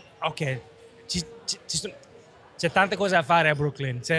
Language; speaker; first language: Italian; non-native, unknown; Sinhala